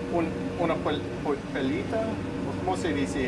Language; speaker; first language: Spanish; non-native, learner; English